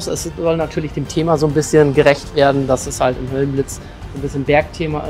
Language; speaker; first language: German; native; German